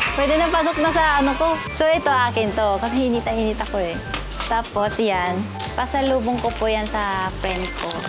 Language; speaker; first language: Filipino; non-native, fluent; Korean